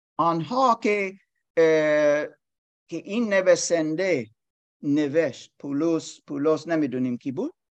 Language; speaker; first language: Persian; non-native, learner; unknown